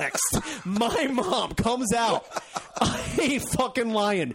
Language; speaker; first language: English; native; English